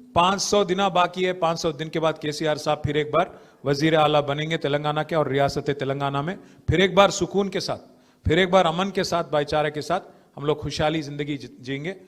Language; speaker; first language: Hindi; non-native, local second language; Telugu